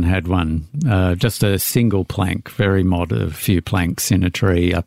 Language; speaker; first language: English; native; English